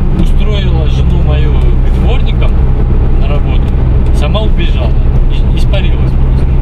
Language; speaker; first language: Russian; non-native, fluent; Uzbek